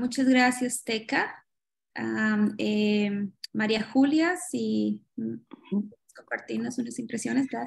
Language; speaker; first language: Spanish; non-native, fluent; Portuguese